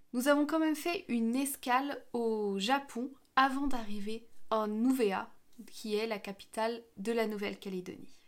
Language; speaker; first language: French; native; French